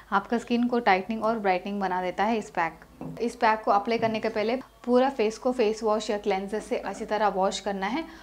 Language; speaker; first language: Hindi; non-native, local second language; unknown